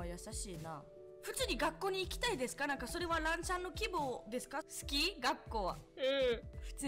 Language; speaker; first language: Japanese; non-native, fluent; French